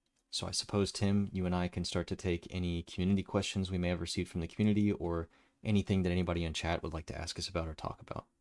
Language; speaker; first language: English; native; English